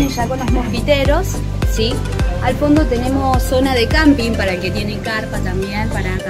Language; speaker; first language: Spanish; native; Spanish